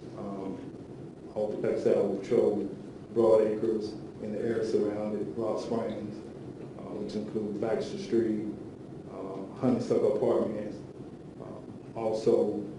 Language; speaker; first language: English; native; English